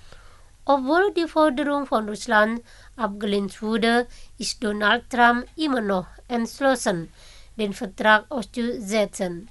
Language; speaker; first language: German; non-native, fluent; Indonesian